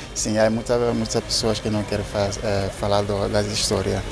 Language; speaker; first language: Portuguese; non-native, learner; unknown